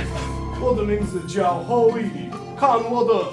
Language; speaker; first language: Chinese; non-native, learner; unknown